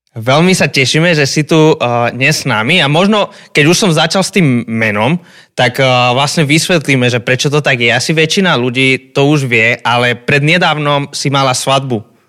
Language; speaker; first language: Slovak; non-native, fluent; Spanish